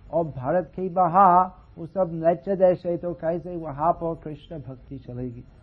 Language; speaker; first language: Hindi; non-native, fluent; English